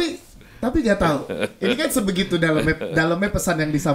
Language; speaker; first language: Indonesian; native; Indonesian